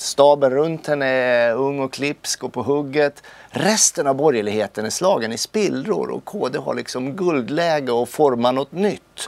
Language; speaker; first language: Swedish; native; Swedish